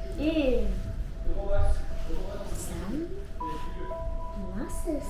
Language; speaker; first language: Turkish; native; Turkish